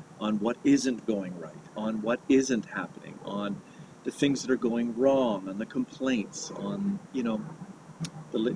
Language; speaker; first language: English; native; English